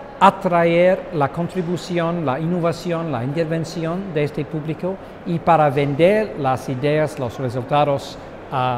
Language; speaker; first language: Spanish; non-native, fluent; English